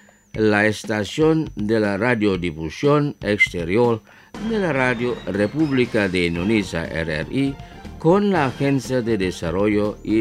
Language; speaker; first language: Spanish; non-native, fluent; Indonesian